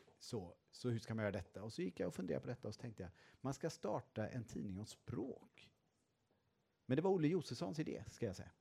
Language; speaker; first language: Swedish; native; Swedish